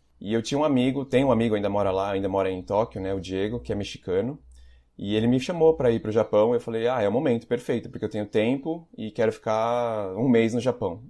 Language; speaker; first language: Portuguese; native; Portuguese